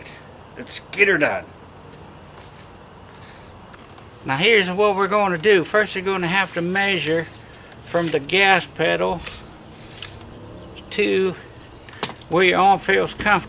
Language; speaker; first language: English; native; English